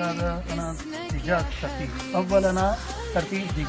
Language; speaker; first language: Arabic; non-native, learner; Urdu